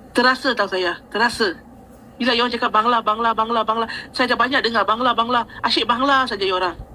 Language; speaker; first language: Malay; native; Malay